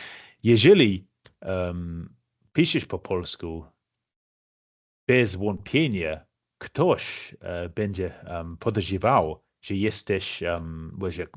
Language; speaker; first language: Polish; non-native, fluent; English